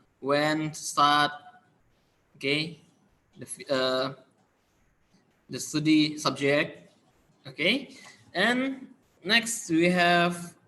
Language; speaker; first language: English; non-native, learner; Indonesian